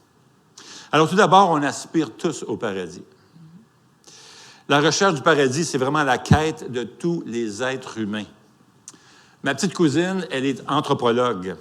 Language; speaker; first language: French; native; French